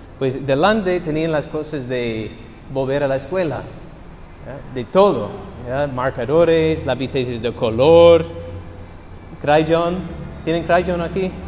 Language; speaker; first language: Spanish; non-native, fluent; English